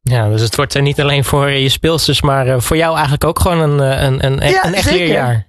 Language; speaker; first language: Dutch; native; Dutch